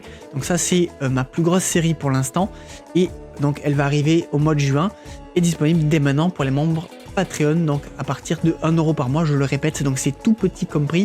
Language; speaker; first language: French; native; French